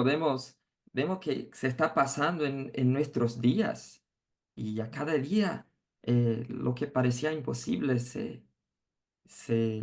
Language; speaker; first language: Spanish; non-native, fluent; Portuguese